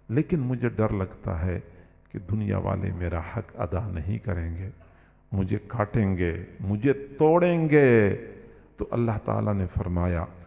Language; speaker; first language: Urdu; non-native, local second language; Punjabi